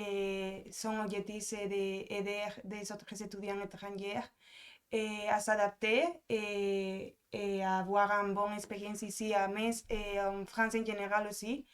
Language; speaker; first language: French; non-native, fluent; Spanish